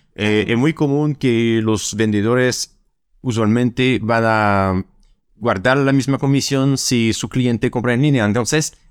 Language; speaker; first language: Spanish; non-native, fluent; French